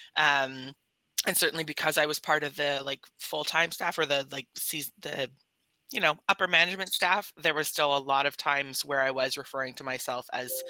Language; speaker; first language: English; native; English